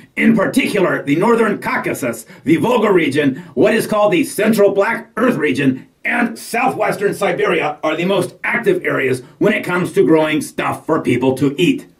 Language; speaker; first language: English; native; English